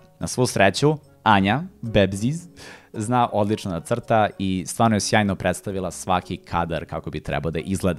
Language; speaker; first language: Serbian; native; Serbian